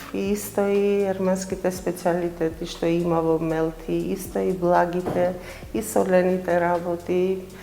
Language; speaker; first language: Macedonian; non-native, fluent; Armenian